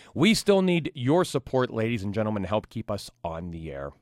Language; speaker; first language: English; native; English